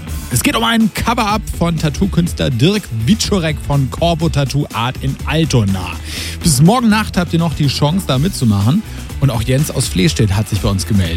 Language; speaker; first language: German; native; German